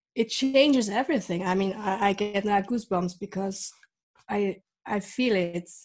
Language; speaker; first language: English; early bilingual, other home language; Dutch